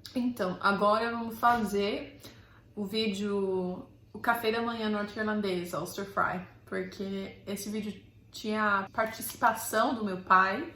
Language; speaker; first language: Portuguese; non-native, fluent; English